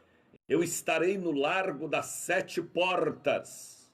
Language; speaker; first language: Portuguese; native; Portuguese